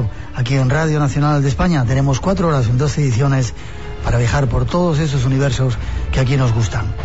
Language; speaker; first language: Spanish; native; Spanish